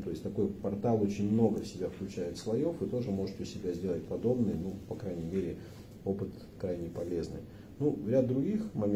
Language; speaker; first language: Russian; native; Russian